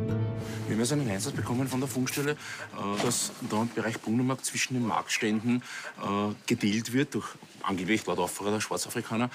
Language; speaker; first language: German; native; German